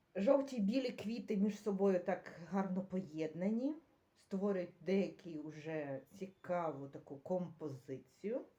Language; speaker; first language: Ukrainian; native; Ukrainian